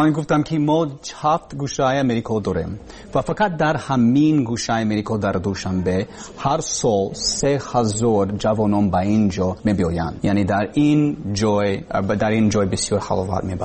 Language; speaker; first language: Persian; non-native, learner; English